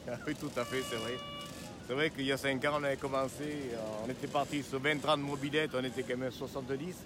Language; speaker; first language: French; native; French